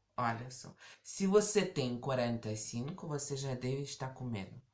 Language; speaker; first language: Portuguese; native; Portuguese